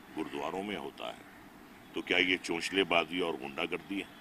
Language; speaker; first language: Hindi; native; Hindi